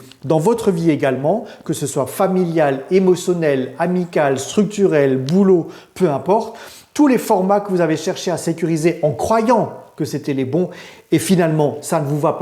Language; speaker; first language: French; native; French